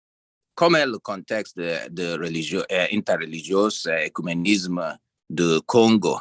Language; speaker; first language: French; non-native, learner; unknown